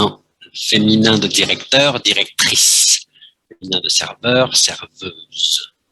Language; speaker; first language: French; non-native, fluent; Vietnamese